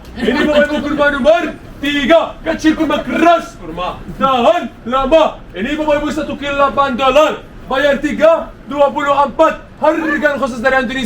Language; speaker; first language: Indonesian; non-native, learner; Arabic